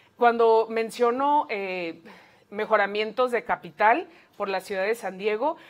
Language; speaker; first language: Spanish; early bilingual, heritage; Spanish